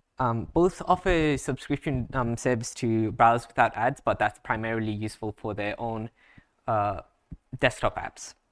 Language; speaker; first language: English; native; English